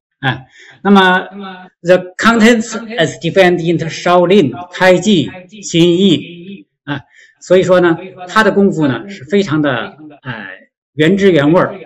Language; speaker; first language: Chinese; native; Chinese